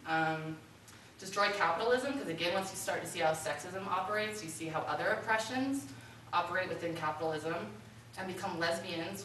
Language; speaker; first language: English; native; English